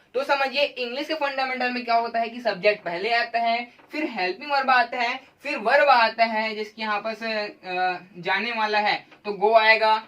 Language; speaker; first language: Hindi; native; Hindi